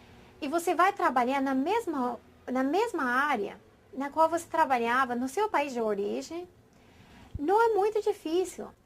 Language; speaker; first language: Portuguese; non-native, fluent; English